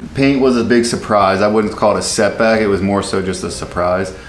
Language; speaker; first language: English; native; English